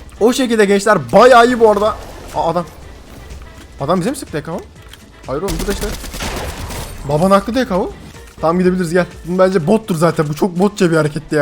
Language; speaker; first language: Turkish; native; Turkish